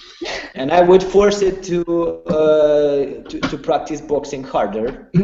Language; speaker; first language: English; non-native, learner; Russian